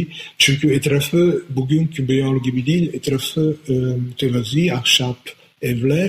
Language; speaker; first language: Turkish; non-native, fluent; Italian